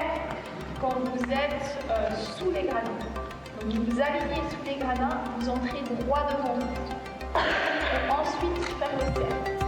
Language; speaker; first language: French; native; French